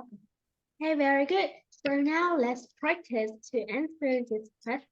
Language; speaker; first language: English; non-native, fluent; Vietnamese